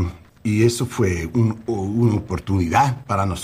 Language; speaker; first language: Spanish; non-native, learner; English